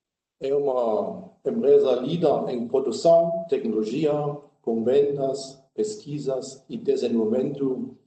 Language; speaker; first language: Portuguese; non-native, learner; German